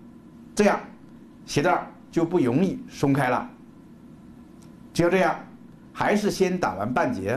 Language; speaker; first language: Chinese; native; Chinese